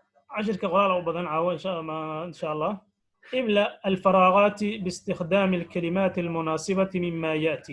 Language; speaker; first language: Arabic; non-native, fluent; Somali